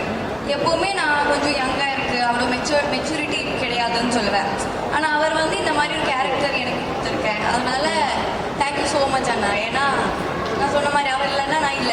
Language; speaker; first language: Tamil; non-native, learner; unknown